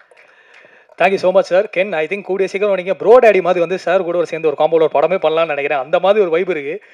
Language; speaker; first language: Tamil; native; Tamil